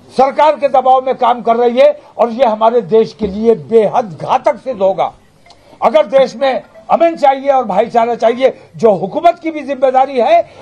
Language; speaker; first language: Hindi; native; Hindi